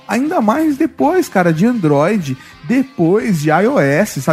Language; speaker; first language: Portuguese; native; Portuguese